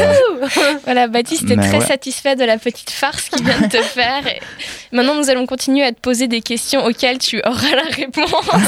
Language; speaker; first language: French; native; French